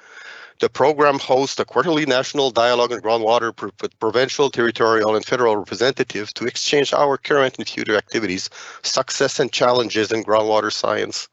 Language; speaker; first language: English; non-native, fluent; French